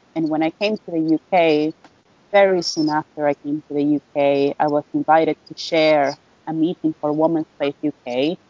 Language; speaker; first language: English; non-native, fluent; Spanish